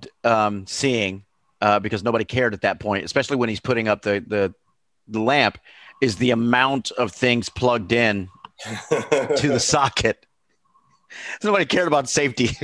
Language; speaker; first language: English; native; English